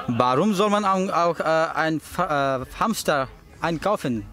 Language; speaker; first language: German; non-native, learner; Bangla